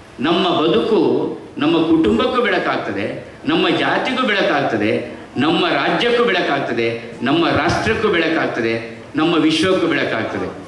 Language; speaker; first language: Kannada; non-native, local second language; Tulu